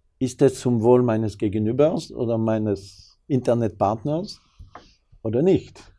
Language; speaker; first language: German; non-native, fluent; French